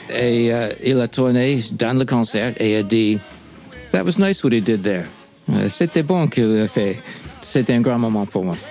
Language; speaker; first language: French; non-native, fluent; English